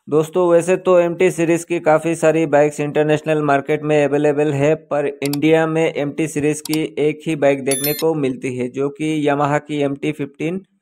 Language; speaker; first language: Hindi; native; Hindi